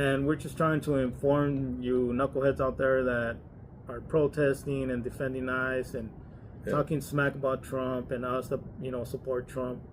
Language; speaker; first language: English; native; English